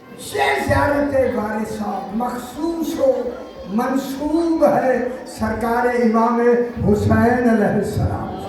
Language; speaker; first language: Urdu; native; Urdu